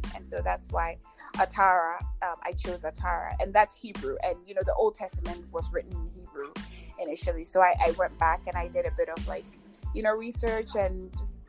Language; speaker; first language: English; non-native, local second language; Akan